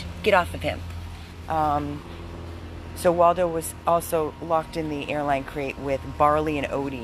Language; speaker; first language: English; native; English